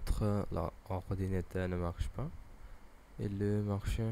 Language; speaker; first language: French; non-native, learner; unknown